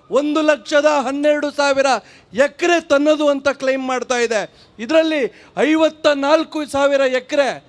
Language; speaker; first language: Kannada; native; Kannada